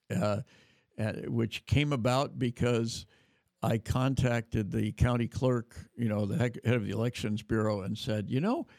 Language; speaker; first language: English; native; English